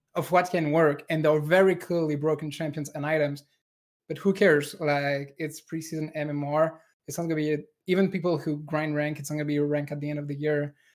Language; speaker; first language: English; non-native, fluent; French